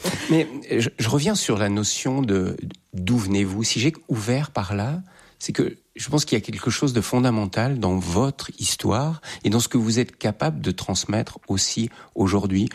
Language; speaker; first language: French; native; French